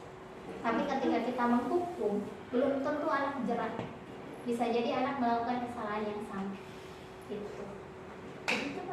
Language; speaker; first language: Indonesian; native; Indonesian